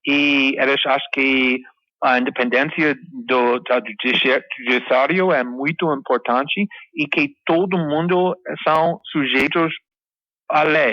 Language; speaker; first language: Portuguese; non-native, fluent; English